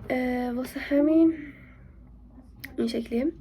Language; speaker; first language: Persian; native; Persian